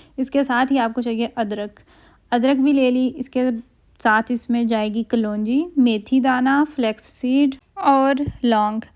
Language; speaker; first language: Urdu; native; Urdu